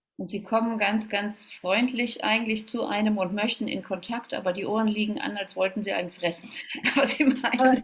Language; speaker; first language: German; native; German